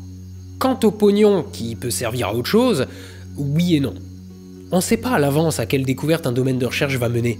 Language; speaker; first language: French; native; French